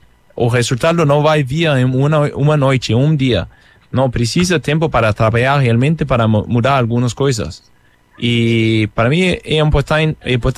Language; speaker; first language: Portuguese; non-native, fluent; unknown